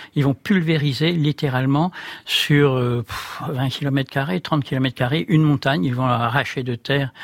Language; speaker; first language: French; native; French